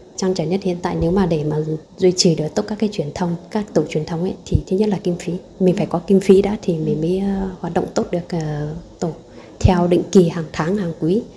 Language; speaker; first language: Vietnamese; non-native, local second language; Hmong